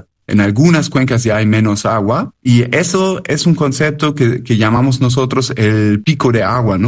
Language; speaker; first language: Spanish; native; Spanish